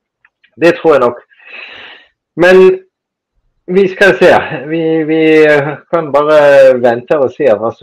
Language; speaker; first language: Norwegian; non-native, fluent; German